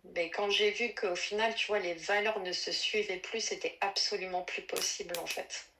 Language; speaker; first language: French; native; French